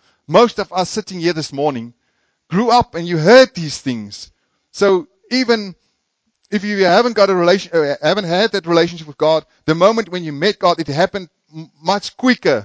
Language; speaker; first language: English; non-native, local second language; Afrikaans